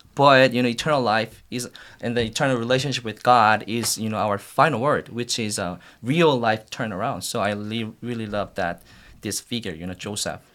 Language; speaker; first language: English; non-native, fluent; Korean